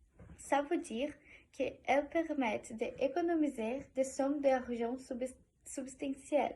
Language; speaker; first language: French; non-native, learner; Portuguese